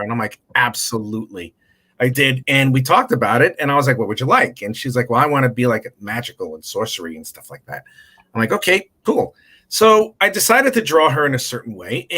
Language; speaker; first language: English; native; English